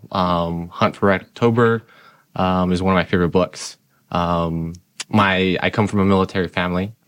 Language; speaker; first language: English; non-native, fluent; Portuguese